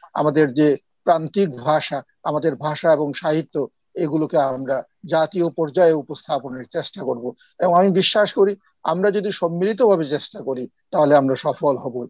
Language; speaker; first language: Bangla; non-native, local second language; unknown